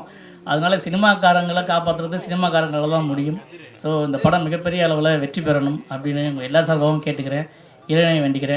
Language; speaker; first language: Tamil; native; Tamil